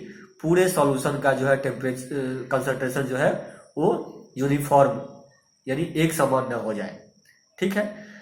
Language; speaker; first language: Hindi; native; Hindi